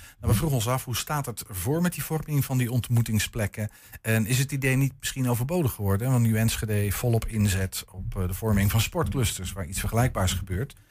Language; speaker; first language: Dutch; native; Dutch